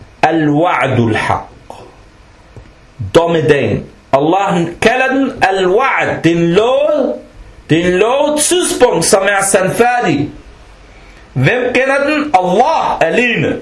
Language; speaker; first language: Danish; non-native, local second language; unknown